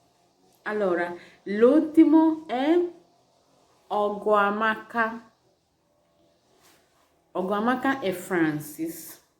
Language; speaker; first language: Italian; non-native, learner; Igbo